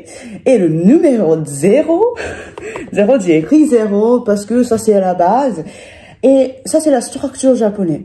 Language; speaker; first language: French; non-native, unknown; Japanese